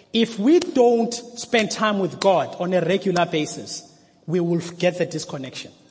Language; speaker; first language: English; non-native, local second language; Xhosa